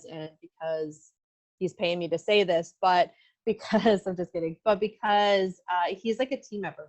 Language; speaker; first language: English; native; English